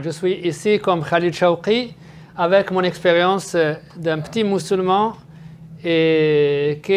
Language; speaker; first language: French; non-native, fluent; Arabic